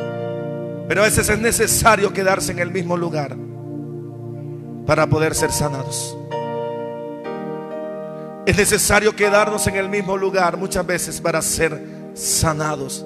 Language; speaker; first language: Spanish; native; Spanish